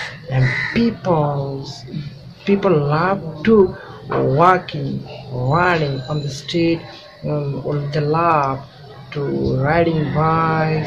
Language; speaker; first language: English; non-native, local second language; Bangla